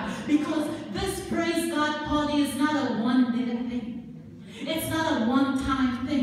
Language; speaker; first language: English; native; English